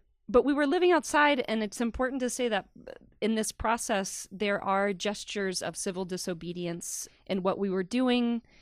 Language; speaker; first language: English; early bilingual, other home language; Spanish